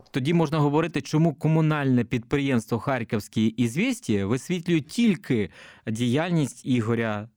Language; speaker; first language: Ukrainian; native; Ukrainian